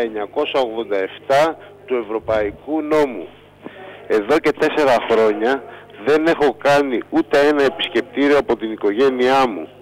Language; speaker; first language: Greek; non-native, fluent; Bulgarian